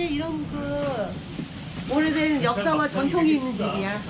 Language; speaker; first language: Korean; native; Korean